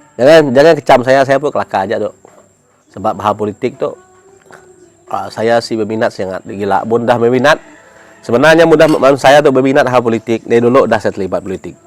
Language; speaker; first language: Malay; non-native, local second language; Iban